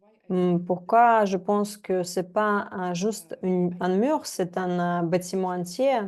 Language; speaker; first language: French; non-native, fluent; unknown